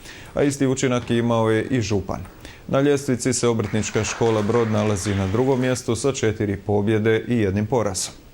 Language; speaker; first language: Croatian; native; Croatian